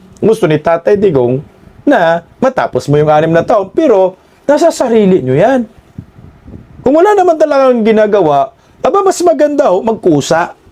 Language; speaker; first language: Filipino; non-native, local second language; Cebuano